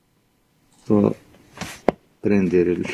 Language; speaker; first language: Italian; non-native, learner; Arabic